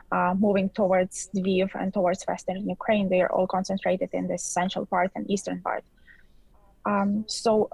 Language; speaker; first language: English; non-native, fluent; Ukrainian